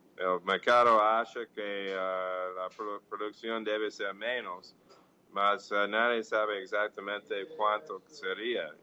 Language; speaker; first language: Portuguese; non-native, fluent; English